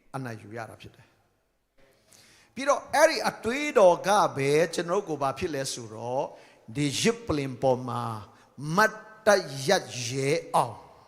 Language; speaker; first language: Burmese; non-native, local second language; Tedim Chin